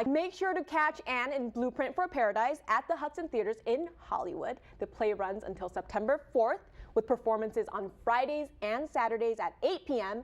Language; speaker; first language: English; native; English